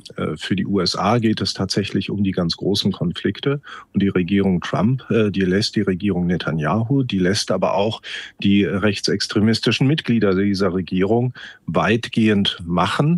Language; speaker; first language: German; native; German